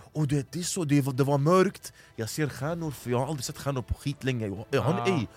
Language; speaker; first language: Swedish; early bilingual, other home language; Arabic